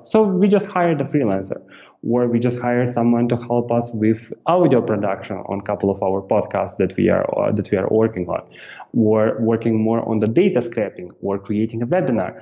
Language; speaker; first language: English; non-native, fluent; Romanian